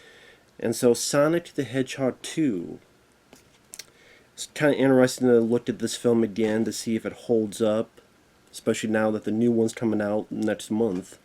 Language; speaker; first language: English; native; English